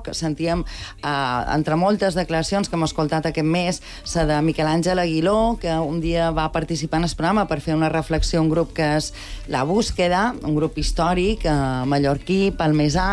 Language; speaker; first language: Spanish; non-native, learner; English